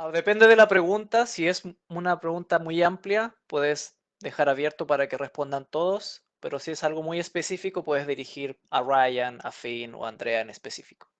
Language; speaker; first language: Spanish; non-native, fluent; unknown